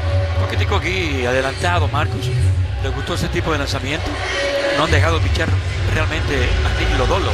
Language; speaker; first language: Spanish; native; Spanish